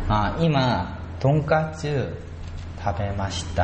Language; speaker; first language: Japanese; non-native, learner; Korean